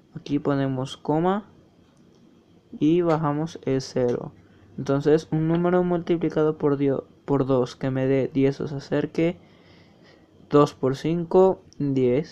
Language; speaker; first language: Spanish; native; Spanish